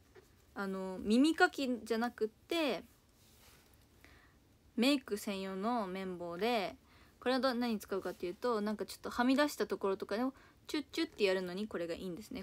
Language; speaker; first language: Japanese; native; Japanese